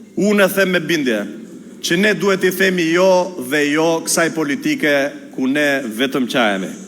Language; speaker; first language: Albanian; native; Albanian